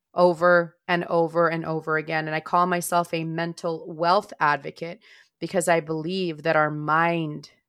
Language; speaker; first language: English; non-native, fluent; Romanian